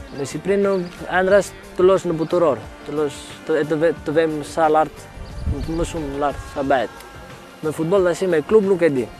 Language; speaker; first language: Albanian; early bilingual, heritage; Albanian